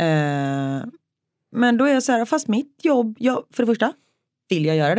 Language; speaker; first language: Swedish; native; Swedish